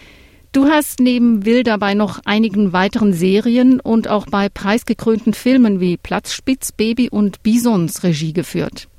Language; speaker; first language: German; native; German